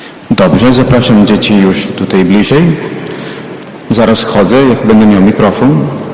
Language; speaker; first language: Polish; non-native, fluent; Italian